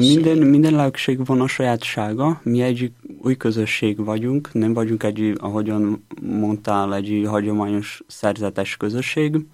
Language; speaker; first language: Hungarian; non-native, learner; Portuguese